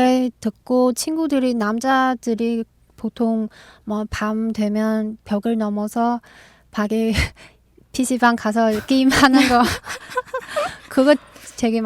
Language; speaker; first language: Korean; non-native, fluent; Chinese